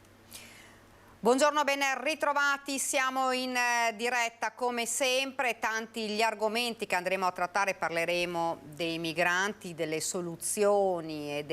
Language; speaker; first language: Italian; native; Italian